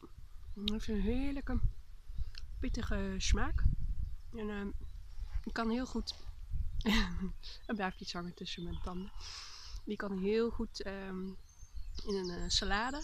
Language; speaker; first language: Dutch; native; Dutch